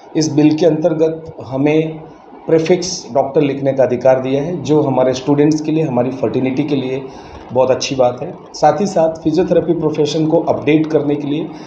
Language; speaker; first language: Hindi; non-native, local second language; Gujarati